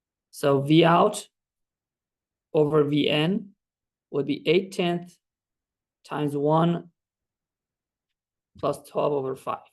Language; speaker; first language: English; non-native, fluent; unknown